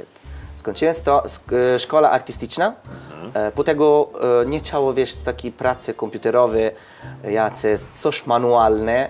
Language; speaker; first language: Polish; non-native, learner; Italian